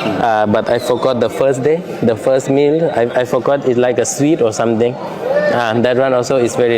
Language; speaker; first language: English; non-native, fluent; Lao